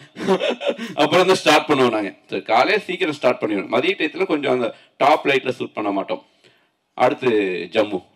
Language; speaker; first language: Tamil; native; Tamil